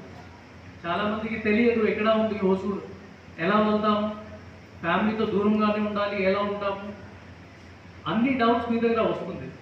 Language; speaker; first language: Telugu; non-native, fluent; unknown